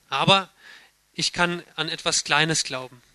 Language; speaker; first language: German; native; German